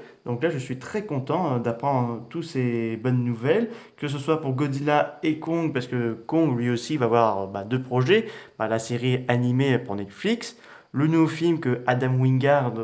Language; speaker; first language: French; native; French